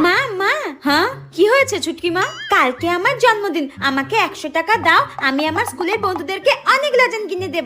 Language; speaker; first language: Bangla; native; Bangla